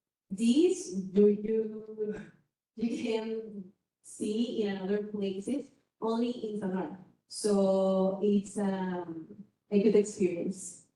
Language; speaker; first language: English; non-native, learner; Spanish